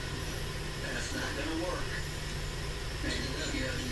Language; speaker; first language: English; native; English